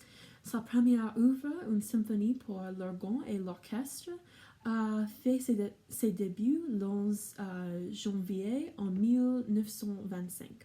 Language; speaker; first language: French; non-native, learner; English